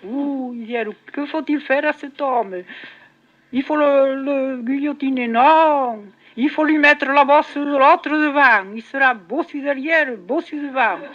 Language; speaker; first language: French; non-native, local second language; Occitan